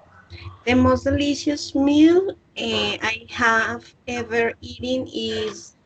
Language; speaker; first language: English; non-native, learner; Spanish